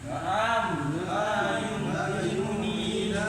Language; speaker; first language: Arabic; non-native, learner; Indonesian